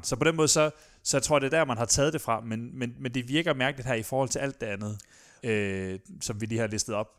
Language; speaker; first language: Danish; native; Danish